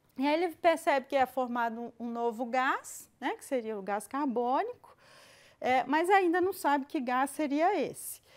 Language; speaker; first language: Portuguese; native; Portuguese